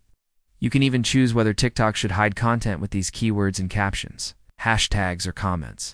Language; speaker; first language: English; native; English